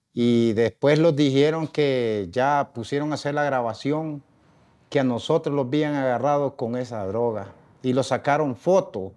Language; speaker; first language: Spanish; native; Spanish